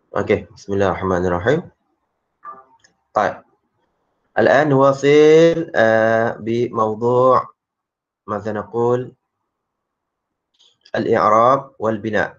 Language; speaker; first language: Arabic; non-native, fluent; Malay